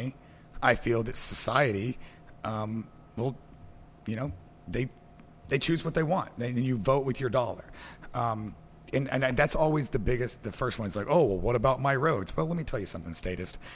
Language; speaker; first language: English; native; English